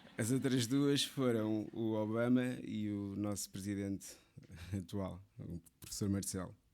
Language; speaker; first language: Portuguese; early bilingual, other home language; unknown